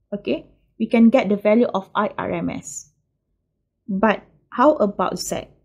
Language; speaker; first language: English; non-native, local second language; Malay